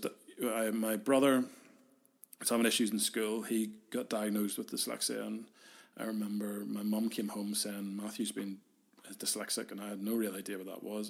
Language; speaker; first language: English; native; English